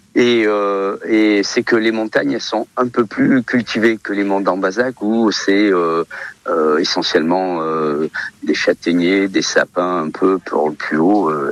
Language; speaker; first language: French; early bilingual, other home language; Portuguese